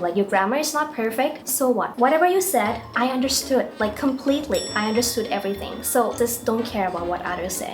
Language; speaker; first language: English; early bilingual, other home language; Thai